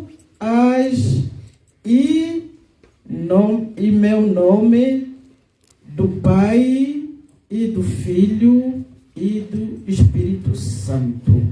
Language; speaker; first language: Portuguese; non-native, local second language; Lingala